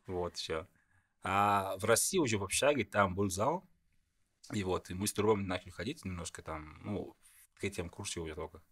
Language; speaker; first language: Russian; non-native, fluent; French